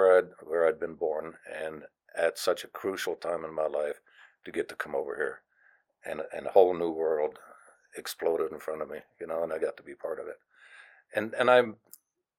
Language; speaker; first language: English; non-native, fluent; German